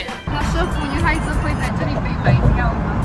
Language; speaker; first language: Chinese; non-native, fluent; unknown